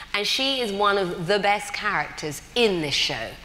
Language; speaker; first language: English; native; English